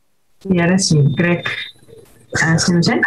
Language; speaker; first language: Catalan; non-native, fluent; Spanish